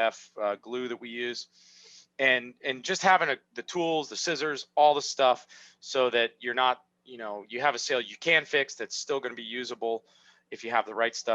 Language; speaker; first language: English; native; English